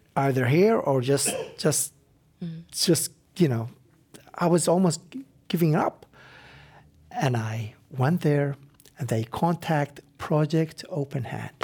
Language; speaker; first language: English; non-native, fluent; Arabic